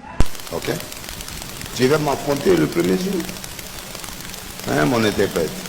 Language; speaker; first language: French; non-native, local second language; Lingala